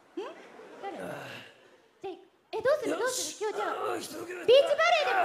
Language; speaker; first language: Japanese; native; Japanese